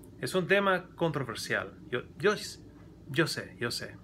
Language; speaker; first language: Spanish; non-native, learner; English